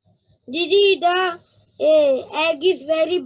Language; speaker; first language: English; non-native, learner; Hindi